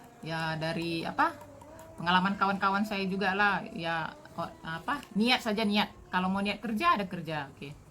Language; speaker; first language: Indonesian; native; Indonesian